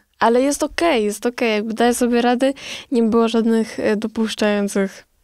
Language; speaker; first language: Polish; early bilingual, other home language; Romany